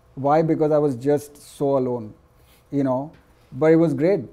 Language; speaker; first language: English; non-native, local second language; Gujarati